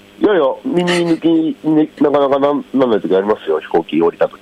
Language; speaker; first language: Japanese; native; Japanese